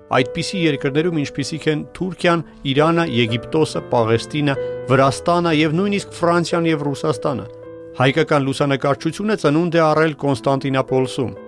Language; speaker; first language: Armenian; native; Armenian